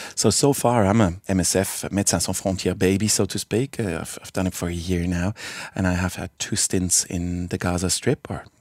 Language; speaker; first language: English; non-native, fluent; Swiss German